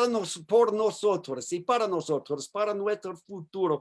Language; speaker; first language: Spanish; non-native, learner; English